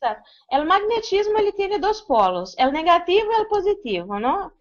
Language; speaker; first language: Spanish; non-native, fluent; Portuguese